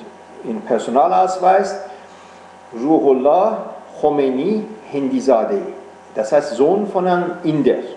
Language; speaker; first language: German; non-native, fluent; Persian